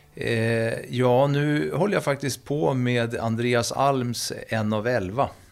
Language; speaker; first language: Swedish; native; Swedish